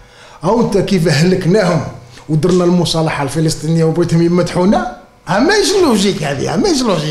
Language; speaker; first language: Arabic; native; Arabic